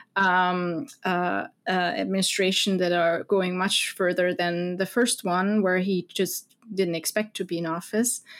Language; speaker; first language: English; non-native, fluent; German